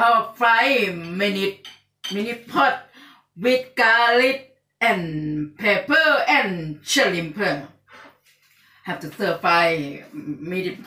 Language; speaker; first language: English; non-native, learner; Thai